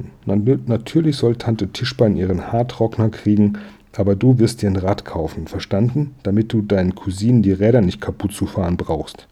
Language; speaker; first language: German; native; German